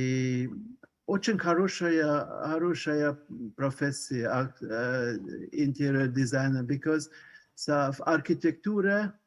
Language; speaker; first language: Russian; non-native, learner; Hungarian